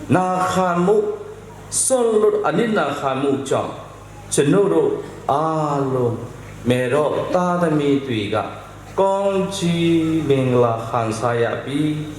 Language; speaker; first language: Burmese; non-native, local second language; Tedim Chin